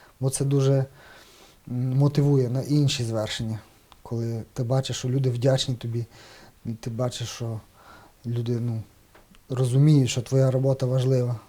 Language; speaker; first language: Ukrainian; native; Ukrainian